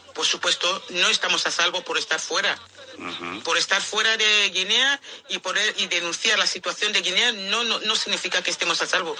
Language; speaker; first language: Spanish; non-native, local second language; Fang